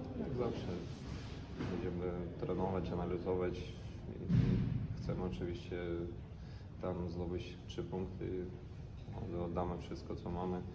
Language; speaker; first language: Polish; non-native, fluent; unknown